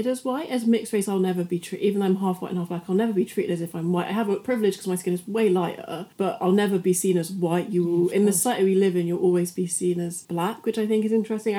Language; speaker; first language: English; native; English